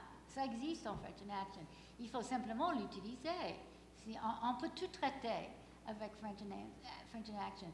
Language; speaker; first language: French; non-native, fluent; English